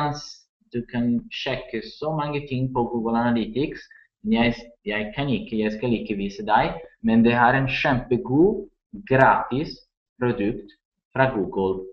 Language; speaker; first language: Norwegian; non-native, learner; Italian